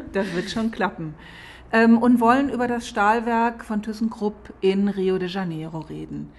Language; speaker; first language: German; native; German